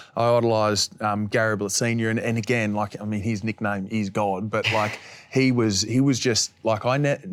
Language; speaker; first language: English; native; English